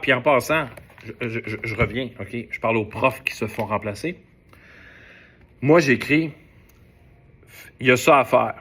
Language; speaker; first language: French; native; French